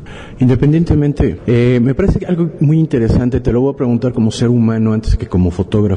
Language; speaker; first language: Spanish; native; Spanish